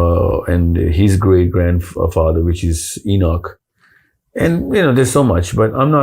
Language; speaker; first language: English; non-native, local second language; Urdu